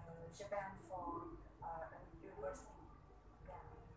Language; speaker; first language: English; non-native, learner; Vietnamese